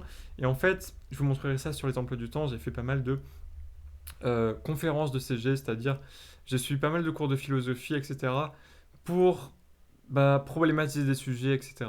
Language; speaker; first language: French; native; French